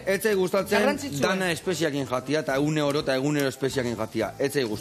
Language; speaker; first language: Basque; native; Basque